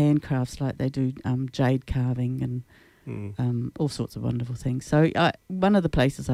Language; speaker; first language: English; native; English